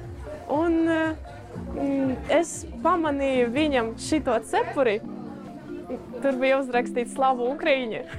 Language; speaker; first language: Latvian; early bilingual, other home language; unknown